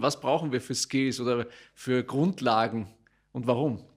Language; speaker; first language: German; native; German